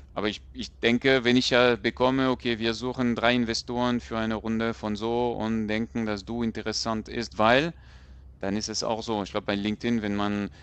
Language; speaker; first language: German; non-native, fluent; French